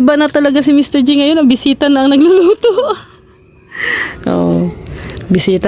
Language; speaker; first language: Filipino; native; Filipino